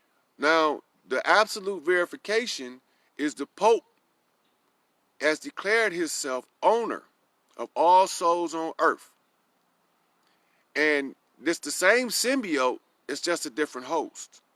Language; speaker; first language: English; native; English